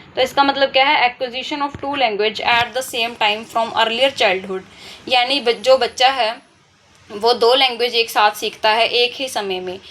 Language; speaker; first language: Hindi; native; Hindi